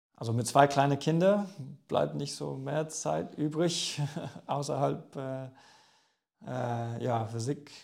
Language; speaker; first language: German; non-native, fluent; English